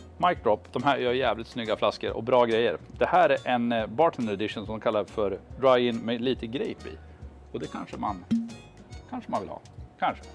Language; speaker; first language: Swedish; native; Swedish